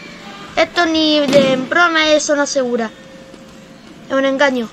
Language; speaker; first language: Spanish; native; Spanish